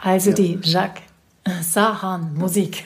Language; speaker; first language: German; native; German